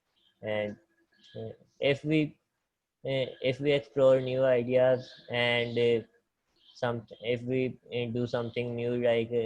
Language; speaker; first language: English; non-native, learner; Punjabi